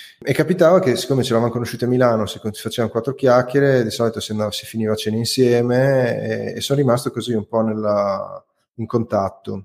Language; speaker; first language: Italian; native; Italian